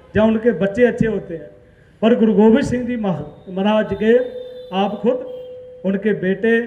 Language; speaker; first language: Hindi; non-native, local second language; Punjabi